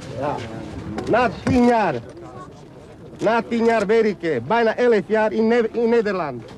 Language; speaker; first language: Dutch; non-native, learner; Romany